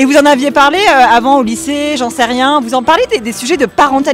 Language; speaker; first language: French; native; French